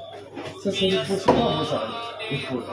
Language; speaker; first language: French; non-native, learner; Arabic